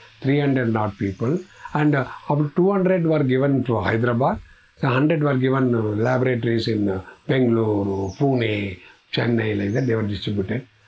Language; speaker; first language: English; non-native, local second language; Kannada